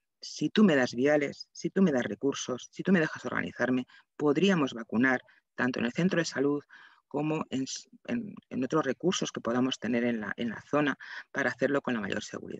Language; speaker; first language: Spanish; native; Spanish